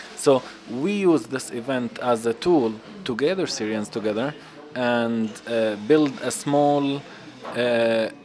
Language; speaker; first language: English; non-native, fluent; Arabic